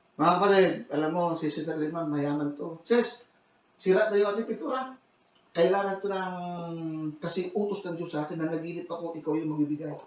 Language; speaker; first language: Filipino; non-native, local second language; Cebuano